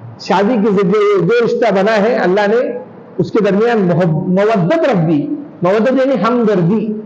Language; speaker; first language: Urdu; native; Urdu